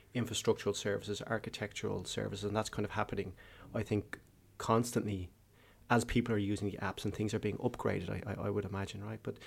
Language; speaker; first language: English; native; English